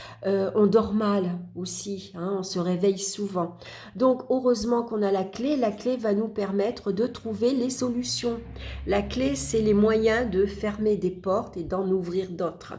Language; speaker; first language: French; native; French